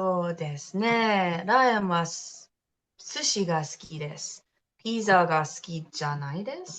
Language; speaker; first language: Japanese; non-native, fluent; English